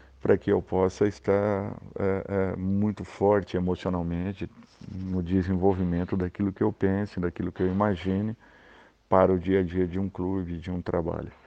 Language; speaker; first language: Portuguese; native; Portuguese